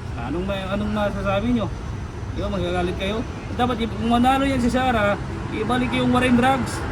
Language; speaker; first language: Filipino; native; Filipino